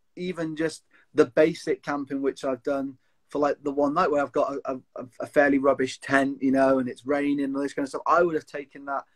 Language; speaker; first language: English; native; English